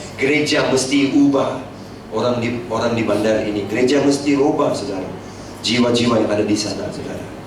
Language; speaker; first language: Malay; non-native, local second language; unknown